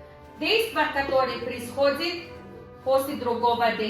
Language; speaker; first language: Russian; non-native, learner; Tajik